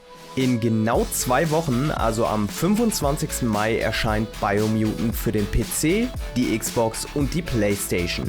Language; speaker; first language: German; native; German